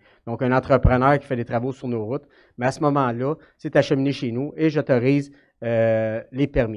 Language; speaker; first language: French; native; French